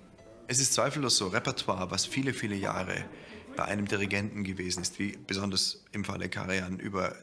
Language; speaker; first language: German; native; German